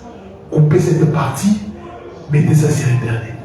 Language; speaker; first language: French; non-native, local second language; Lingala